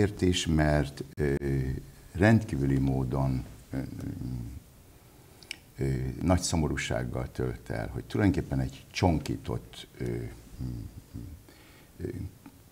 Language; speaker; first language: Hungarian; native; Hungarian